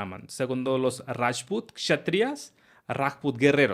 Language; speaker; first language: Spanish; non-native, fluent; Hindi